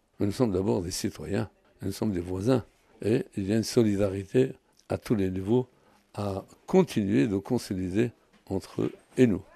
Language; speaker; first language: French; native; French